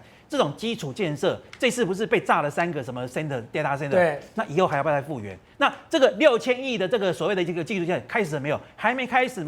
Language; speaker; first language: Chinese; native; Chinese